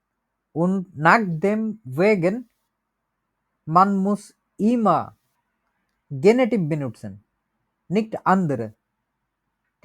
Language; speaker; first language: German; non-native, learner; Bangla